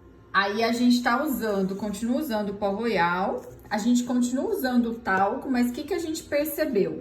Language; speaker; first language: Portuguese; native; Portuguese